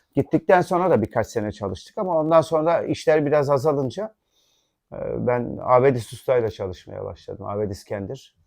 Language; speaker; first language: Turkish; native; Turkish